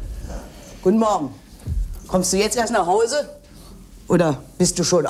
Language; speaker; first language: German; native; German